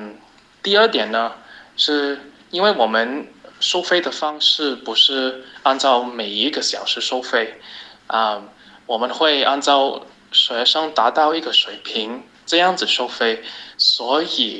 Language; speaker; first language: Chinese; non-native, fluent; English